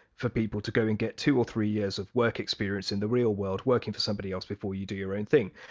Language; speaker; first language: English; early bilingual, other home language; Hindi